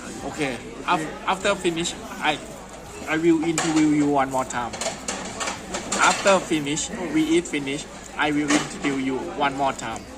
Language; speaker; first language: English; non-native, learner; Thai